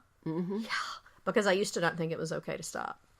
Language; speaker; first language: English; native; English